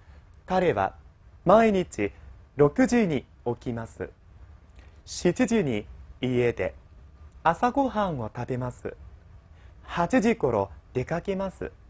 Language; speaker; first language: Japanese; non-native, fluent; Chinese